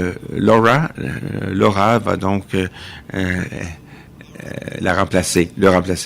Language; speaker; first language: French; native; French